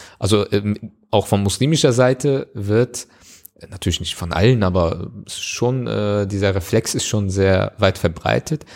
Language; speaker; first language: German; early bilingual, other home language; Turkish